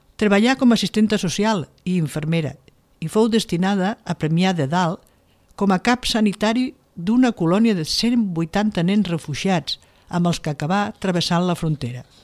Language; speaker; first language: Catalan; native; Catalan